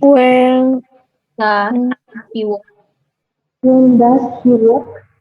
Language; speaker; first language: English; non-native, learner; Spanish